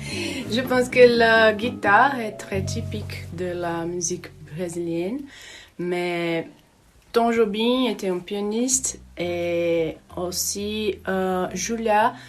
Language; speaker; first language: French; non-native, learner; Portuguese